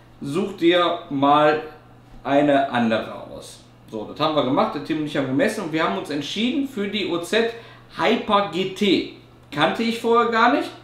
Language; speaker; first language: German; native; German